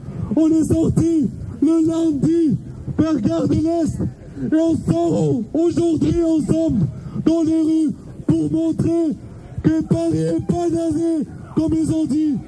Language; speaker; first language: French; non-native, local second language; Turkish